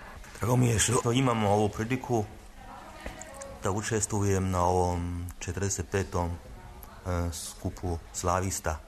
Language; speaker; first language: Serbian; non-native, fluent; Chinese